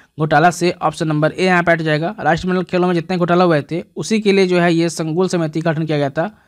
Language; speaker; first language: Hindi; native; Hindi